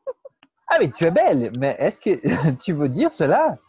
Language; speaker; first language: French; non-native, fluent; Portuguese